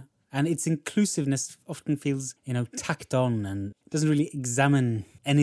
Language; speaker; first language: English; non-native, fluent; Norwegian